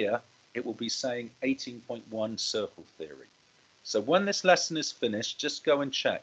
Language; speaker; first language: English; native; English